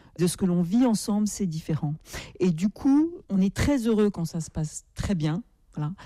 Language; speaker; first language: French; native; French